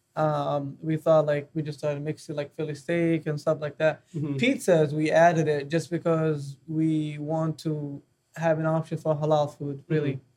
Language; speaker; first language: English; non-native, fluent; Arabic